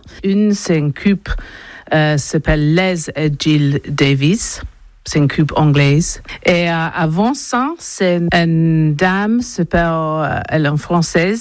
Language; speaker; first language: French; non-native, learner; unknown